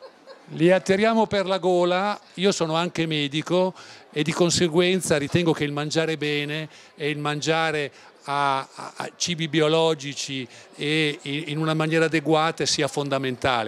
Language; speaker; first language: Italian; native; Italian